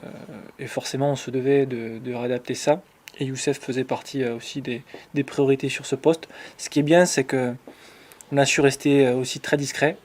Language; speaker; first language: French; native; French